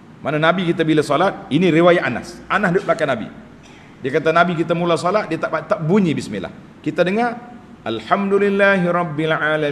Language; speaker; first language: Malay; native; Malay